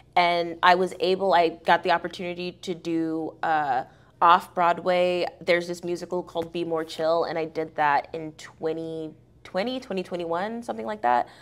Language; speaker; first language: English; native; English